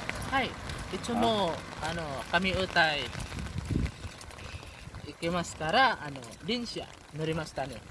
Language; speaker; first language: Japanese; non-native, learner; Cebuano